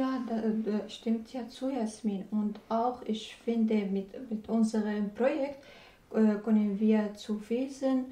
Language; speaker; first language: German; non-native, learner; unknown